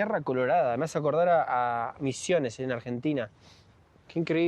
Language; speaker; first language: Spanish; native; Spanish